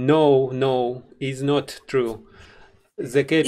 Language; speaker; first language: English; non-native, learner; Russian